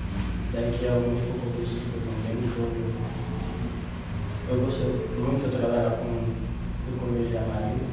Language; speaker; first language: Portuguese; non-native, fluent; Haitian Creole